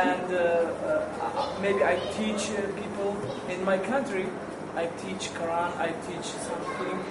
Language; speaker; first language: English; non-native, learner; Arabic